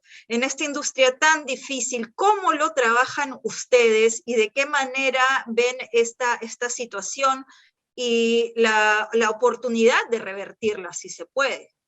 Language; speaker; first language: Spanish; native; Spanish